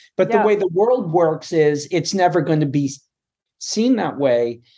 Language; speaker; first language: English; native; English